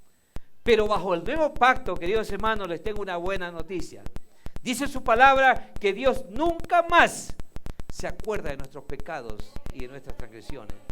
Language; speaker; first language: Spanish; native; Spanish